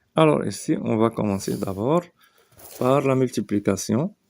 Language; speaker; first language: French; non-native, local second language; Arabic